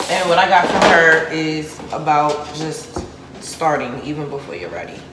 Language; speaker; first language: English; native; English